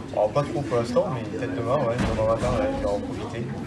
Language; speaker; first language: French; native; French